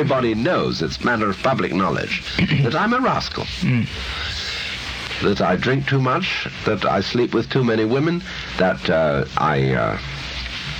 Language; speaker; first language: English; native; English